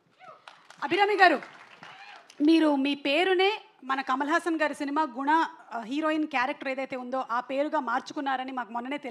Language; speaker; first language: Telugu; native; Telugu